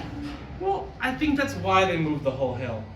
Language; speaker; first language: English; native; English